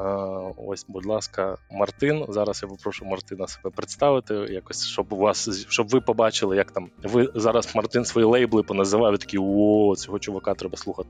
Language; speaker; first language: Ukrainian; native; Ukrainian